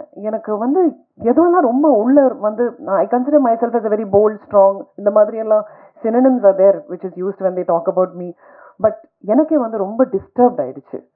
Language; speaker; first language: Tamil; non-native, fluent; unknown